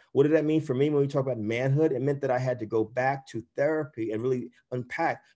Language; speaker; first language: English; native; English